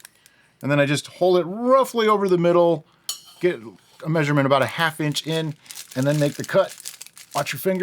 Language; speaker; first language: English; native; English